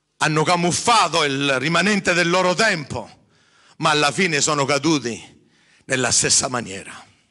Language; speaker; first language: Italian; early bilingual, heritage; English